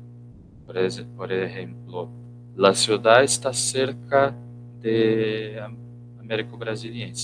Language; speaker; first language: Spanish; non-native, fluent; Portuguese